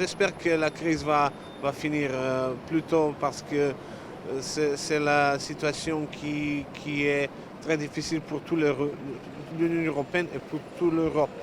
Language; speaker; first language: French; non-native, learner; Serbian